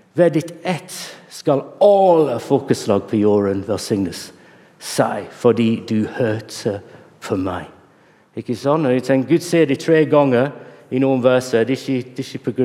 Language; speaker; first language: Norwegian; non-native, fluent; English